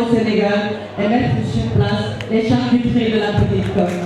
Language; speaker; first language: French; non-native, local second language; Jola-Fonyi